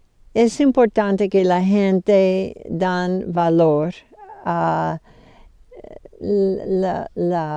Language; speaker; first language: Spanish; non-native, fluent; English